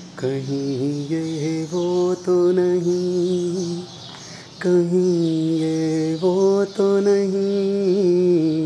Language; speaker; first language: Urdu; non-native, local second language; Punjabi